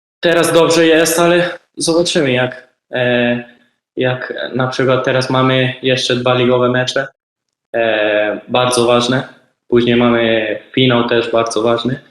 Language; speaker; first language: Polish; early bilingual, heritage; Polish